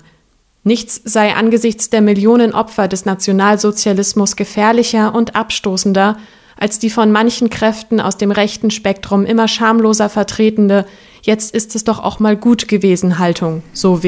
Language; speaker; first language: German; native; German